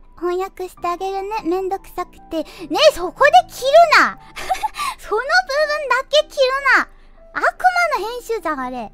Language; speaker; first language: Japanese; non-native, fluent; Korean